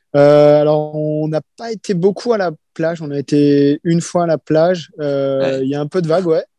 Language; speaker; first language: French; native; French